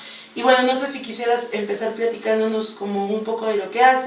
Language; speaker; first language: Spanish; native; Spanish